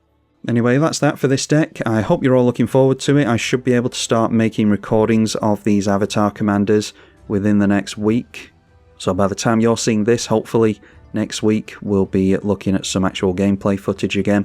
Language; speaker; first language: English; native; English